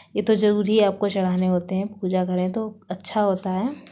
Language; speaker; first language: Hindi; native; Hindi